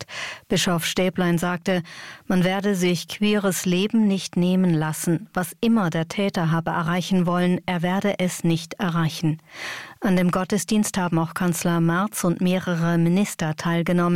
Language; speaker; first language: German; native; German